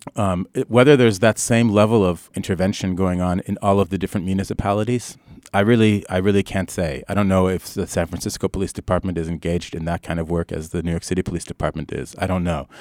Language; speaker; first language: English; early bilingual, other home language; Arabic